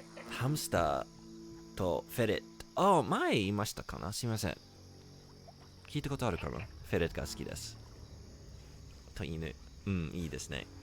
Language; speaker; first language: Japanese; non-native, learner; English